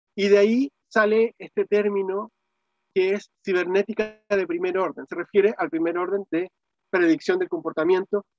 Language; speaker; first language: Spanish; native; Spanish